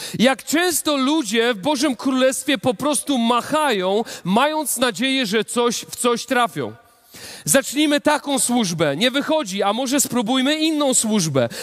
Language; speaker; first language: Polish; native; Polish